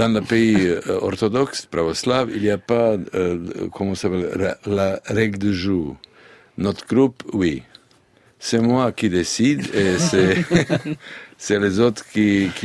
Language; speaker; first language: French; non-native, learner; Serbian